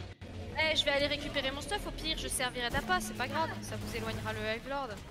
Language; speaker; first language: French; native; French